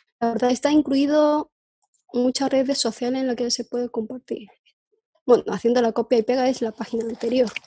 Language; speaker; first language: Spanish; non-native, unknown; Chinese